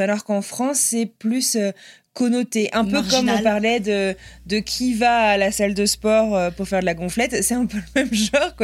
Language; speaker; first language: French; native; French